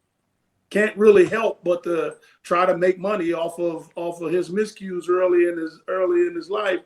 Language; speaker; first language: English; native; English